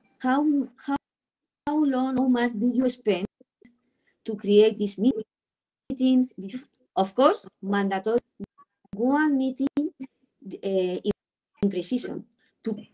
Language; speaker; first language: English; non-native, learner; Spanish